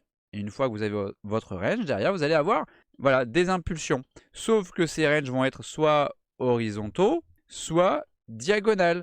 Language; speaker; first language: French; native; French